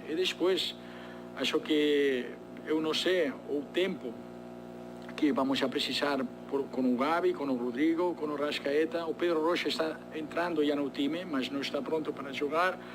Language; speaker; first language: Portuguese; non-native, fluent; Spanish